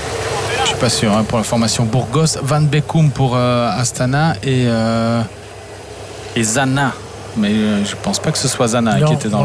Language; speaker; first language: French; native; French